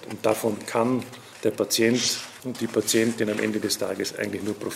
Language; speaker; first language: German; native; German